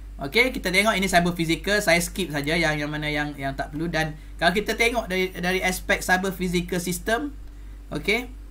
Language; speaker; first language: Malay; native; Malay